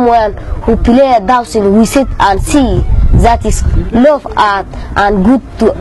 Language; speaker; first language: English; non-native, learner; Arabic